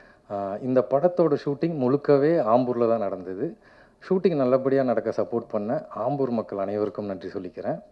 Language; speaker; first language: Tamil; native; Tamil